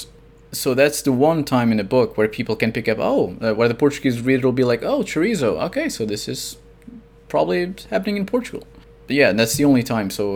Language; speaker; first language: English; non-native, fluent; Portuguese